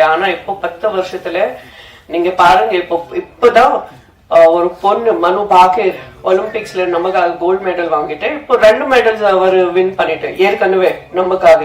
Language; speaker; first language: Tamil; non-native, learner; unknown